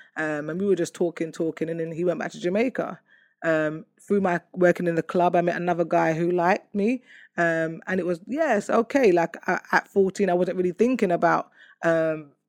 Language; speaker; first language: English; native; English